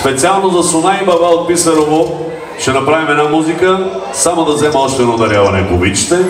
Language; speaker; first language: Bulgarian; non-native, local second language; Turkish